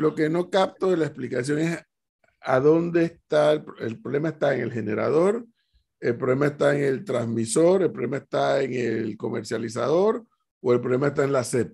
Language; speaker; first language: Spanish; native; Spanish